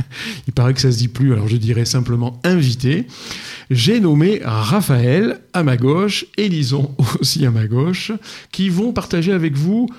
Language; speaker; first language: French; native; French